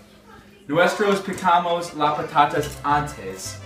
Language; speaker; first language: Spanish; non-native, learner; English